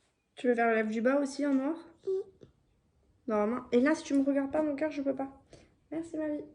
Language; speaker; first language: French; native; French